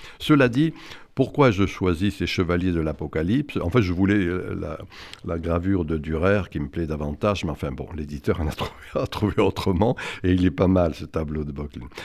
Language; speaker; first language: French; native; French